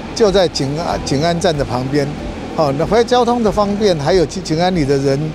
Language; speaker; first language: Chinese; native; Chinese